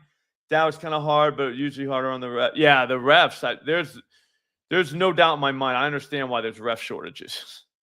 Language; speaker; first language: English; native; English